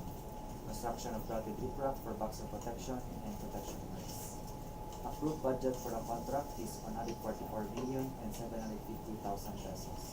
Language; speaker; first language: English; non-native, local second language; Cebuano